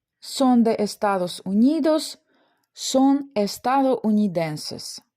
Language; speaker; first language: Spanish; non-native, fluent; Ukrainian